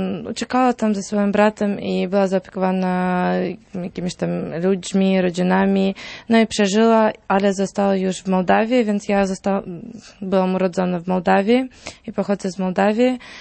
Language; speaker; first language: Polish; non-native, fluent; Russian